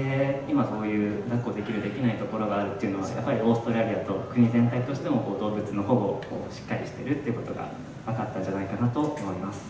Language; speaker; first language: Japanese; native; Japanese